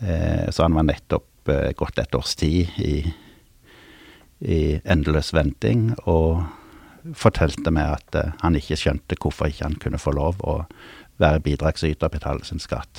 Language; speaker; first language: Norwegian; native; Norwegian